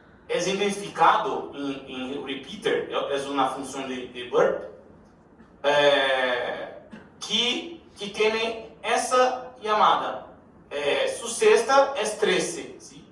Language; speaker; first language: Spanish; non-native, learner; Portuguese